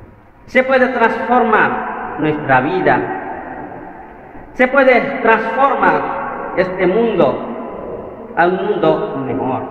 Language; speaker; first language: Spanish; non-native, fluent; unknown